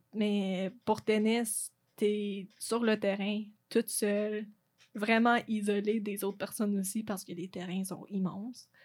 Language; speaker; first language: French; non-native, fluent; English